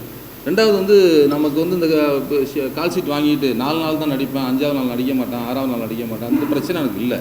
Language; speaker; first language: Tamil; native; Tamil